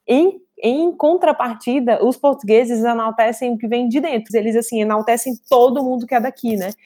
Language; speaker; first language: Portuguese; native; Portuguese